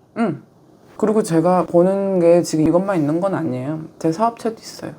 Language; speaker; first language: Korean; native; Korean